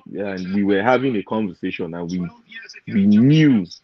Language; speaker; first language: English; non-native, local second language; Yoruba